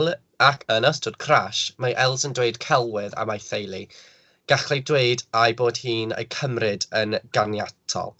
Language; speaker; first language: Welsh; non-native, local second language; English